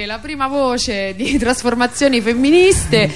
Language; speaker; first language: Italian; native; Italian